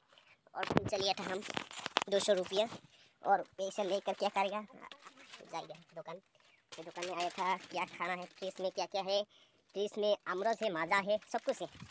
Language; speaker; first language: Hindi; non-native, local second language; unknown